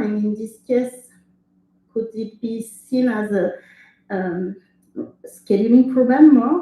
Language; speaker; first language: English; non-native, fluent; French